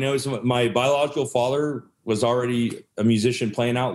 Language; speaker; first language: English; native; English